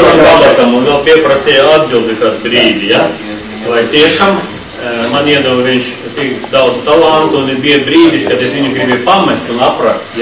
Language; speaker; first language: Latvian; non-native, local second language; Russian